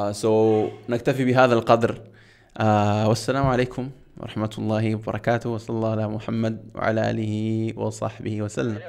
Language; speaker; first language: Arabic; non-native, fluent; Catalan